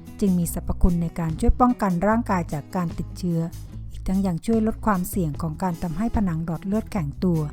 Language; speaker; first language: Thai; native; Thai